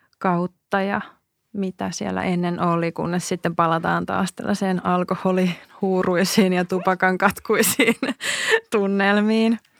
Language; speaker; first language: Finnish; native; Finnish